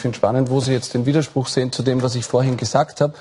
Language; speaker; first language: German; native; German